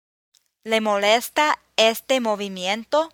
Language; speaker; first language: Spanish; non-native, fluent; English